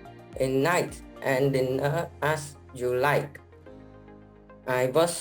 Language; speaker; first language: English; non-native, learner; Khmer